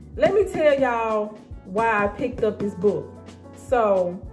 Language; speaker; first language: English; native; English